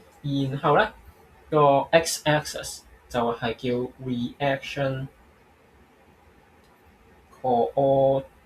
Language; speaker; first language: Cantonese; native; Cantonese